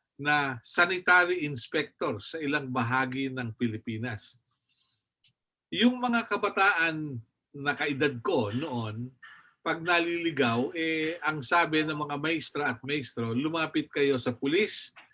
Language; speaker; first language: Filipino; non-native, local second language; Bikol